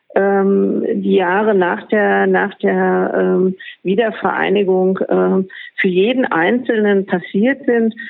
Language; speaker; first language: German; native; German